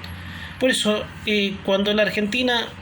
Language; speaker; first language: Spanish; native; Spanish